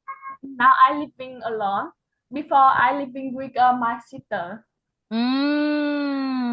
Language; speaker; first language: English; non-native, learner; Vietnamese